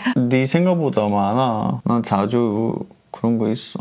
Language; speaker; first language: Korean; non-native, learner; English